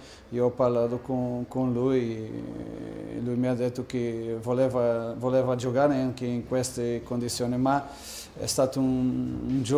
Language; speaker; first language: Italian; non-native, fluent; Portuguese